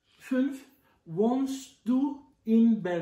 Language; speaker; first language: German; non-native, learner; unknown